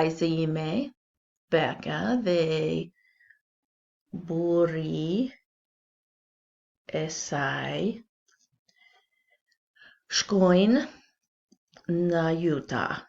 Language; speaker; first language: Albanian; non-native, learner; English